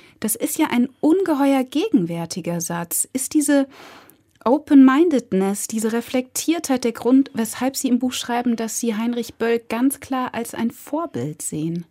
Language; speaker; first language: German; native; German